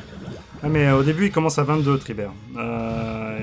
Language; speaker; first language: French; native; French